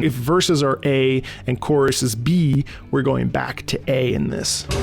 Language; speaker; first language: English; native; English